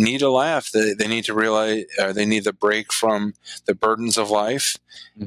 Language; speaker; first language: English; native; English